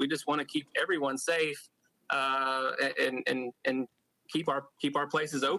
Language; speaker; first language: English; native; English